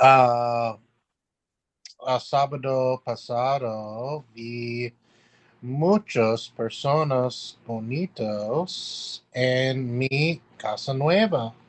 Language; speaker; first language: Spanish; non-native, learner; English